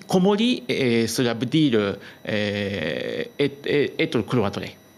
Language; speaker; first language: French; non-native, learner; Japanese